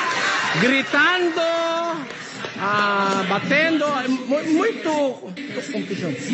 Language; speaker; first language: Portuguese; non-native, learner; Filipino